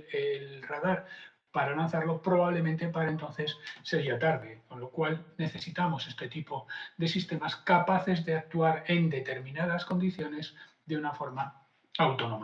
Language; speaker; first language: Spanish; native; Spanish